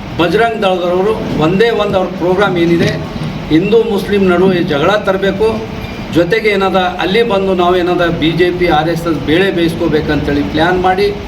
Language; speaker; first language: Kannada; non-native, local second language; Lambadi